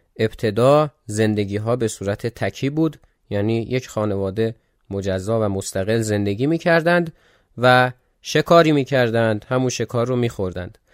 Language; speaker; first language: Persian; non-native, local second language; Azerbaijani